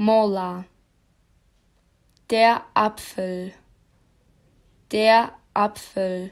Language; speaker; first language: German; non-native, fluent; Albanian